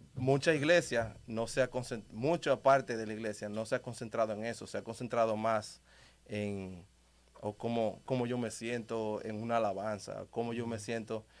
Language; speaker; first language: Spanish; native; Spanish